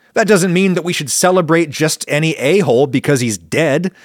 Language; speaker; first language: English; early bilingual, other home language; Italian